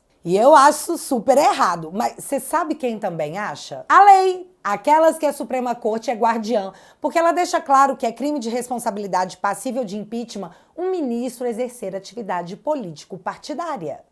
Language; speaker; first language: Portuguese; native; Portuguese